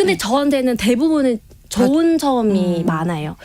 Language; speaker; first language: Korean; non-native, fluent; Vietnamese